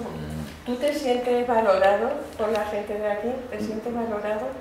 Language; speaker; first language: Spanish; native; Spanish